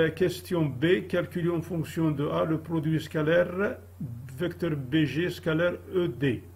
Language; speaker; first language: French; non-native, local second language; Arabic